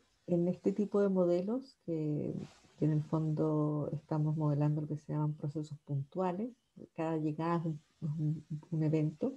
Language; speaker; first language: Spanish; native; Spanish